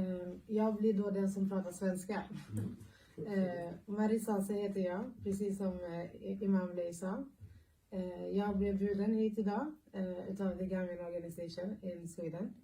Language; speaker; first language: Swedish; early bilingual, other home language; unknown